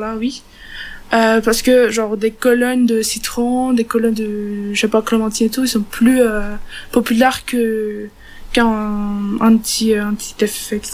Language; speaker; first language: French; non-native, learner; Turkish